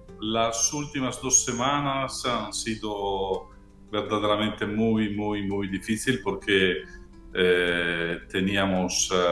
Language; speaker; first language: Spanish; non-native, fluent; Italian